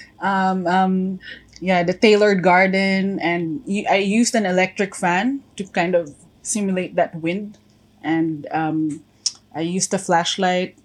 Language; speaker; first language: English; non-native, local second language; Filipino